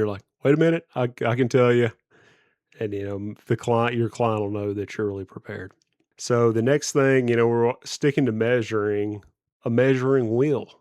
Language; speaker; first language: English; native; English